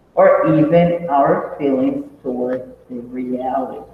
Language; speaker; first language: English; non-native, fluent; Portuguese